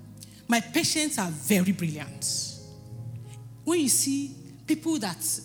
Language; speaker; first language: English; non-native, local second language; Yoruba